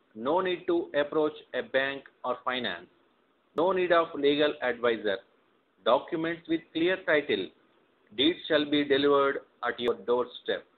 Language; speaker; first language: English; non-native, local second language; Telugu